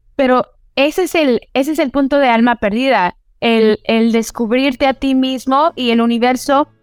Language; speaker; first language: Spanish; early bilingual, heritage; Spanish